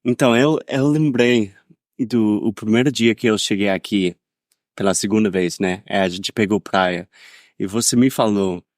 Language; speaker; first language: Portuguese; non-native, fluent; English